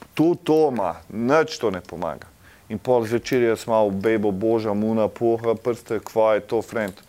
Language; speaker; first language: Slovenian; native; Slovenian